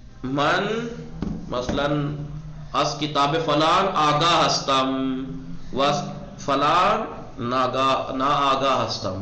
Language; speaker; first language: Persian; non-native, fluent; Urdu